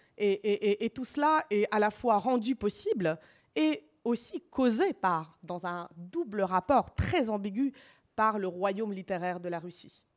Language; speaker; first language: French; early bilingual, other home language; Russian